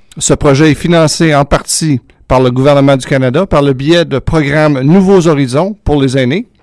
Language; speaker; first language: French; native; French